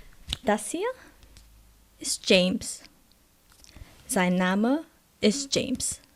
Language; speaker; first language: German; non-native, fluent; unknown